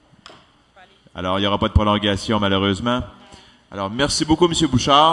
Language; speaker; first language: French; native; French